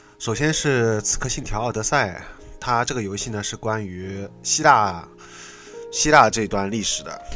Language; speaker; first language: Chinese; native; Chinese